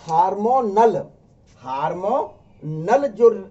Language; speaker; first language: Hindi; native; Hindi